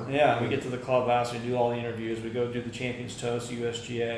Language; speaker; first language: English; native; English